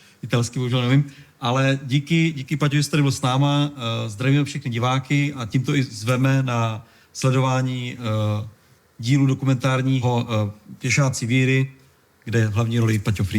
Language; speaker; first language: Czech; native; Czech